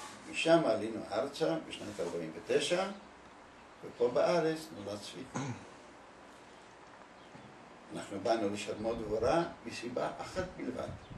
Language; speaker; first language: Hebrew; early bilingual, other home language; Polish